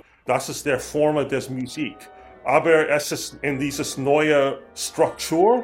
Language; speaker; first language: German; non-native, learner; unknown